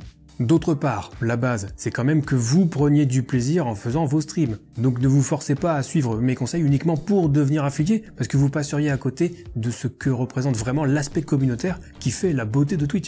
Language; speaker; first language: French; native; French